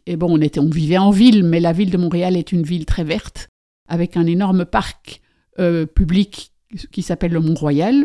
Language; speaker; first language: French; native; French